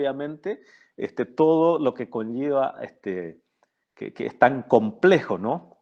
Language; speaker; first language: Spanish; non-native, local second language; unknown